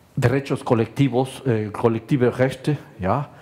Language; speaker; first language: German; non-native, fluent; Spanish